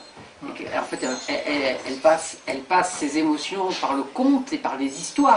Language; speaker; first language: French; native; French